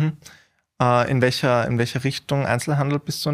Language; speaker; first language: German; native; German